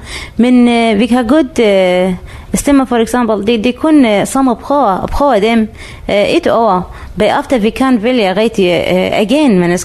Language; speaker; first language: Danish; non-native, learner; Arabic